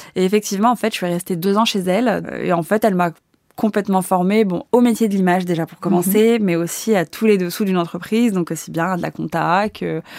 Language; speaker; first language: French; native; French